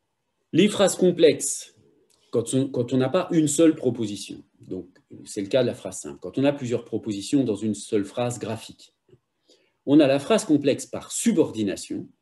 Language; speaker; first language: French; native; French